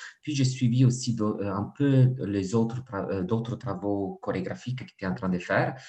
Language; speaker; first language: French; non-native, fluent; Italian